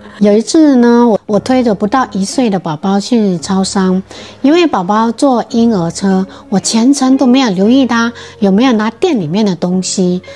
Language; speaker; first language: Chinese; native; Chinese